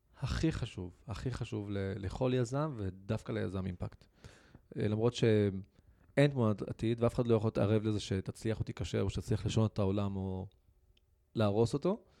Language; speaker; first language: Hebrew; non-native, local second language; Arabic